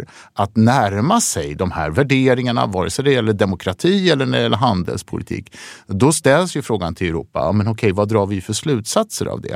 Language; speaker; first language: Swedish; native; Swedish